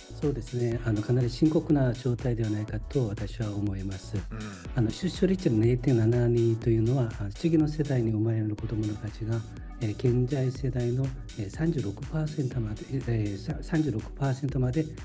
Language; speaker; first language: Japanese; non-native, fluent; Korean